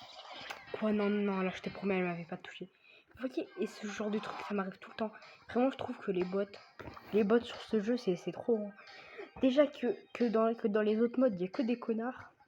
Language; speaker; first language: French; native; French